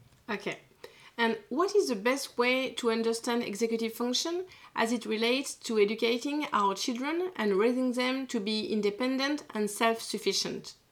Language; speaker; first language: English; non-native, learner; French